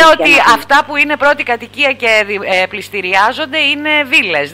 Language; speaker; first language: Greek; native; Greek